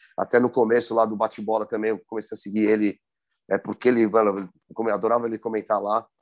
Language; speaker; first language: Portuguese; native; Portuguese